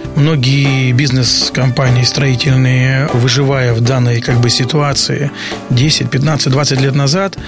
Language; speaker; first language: Russian; native; Russian